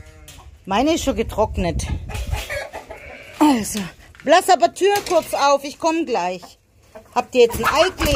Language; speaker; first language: German; native; German